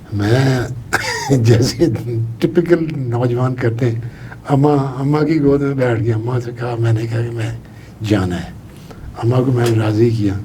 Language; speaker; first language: Urdu; non-native, local second language; Punjabi